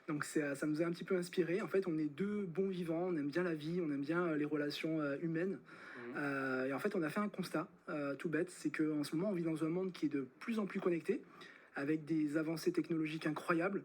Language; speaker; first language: French; native; French